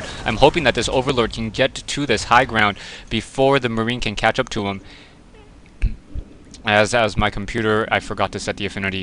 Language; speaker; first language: English; native; English